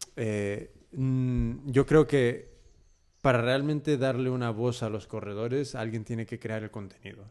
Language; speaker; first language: Spanish; early bilingual, heritage; Spanish